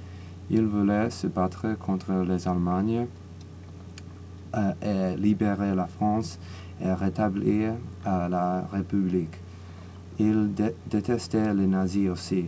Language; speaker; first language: French; non-native, learner; English